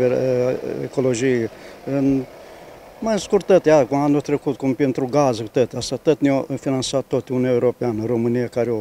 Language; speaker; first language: Romanian; non-native, local second language; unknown